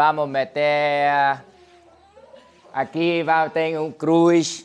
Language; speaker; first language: Portuguese; non-native, learner; Vietnamese